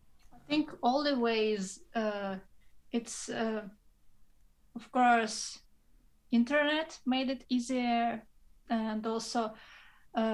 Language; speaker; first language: English; non-native, fluent; Russian